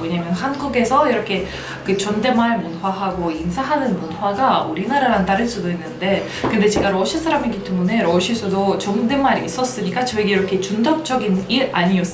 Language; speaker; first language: Korean; non-native, fluent; Russian